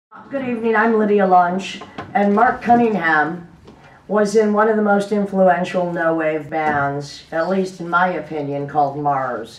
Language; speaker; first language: English; native; English